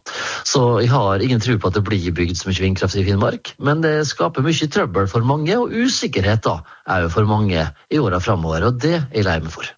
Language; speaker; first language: Norwegian; native; Norwegian